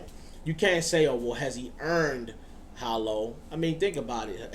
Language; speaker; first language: English; native; English